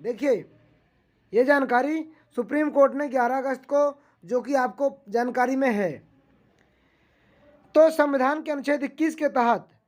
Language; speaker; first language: Hindi; native; Hindi